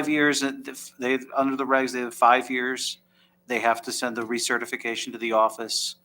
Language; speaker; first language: English; native; English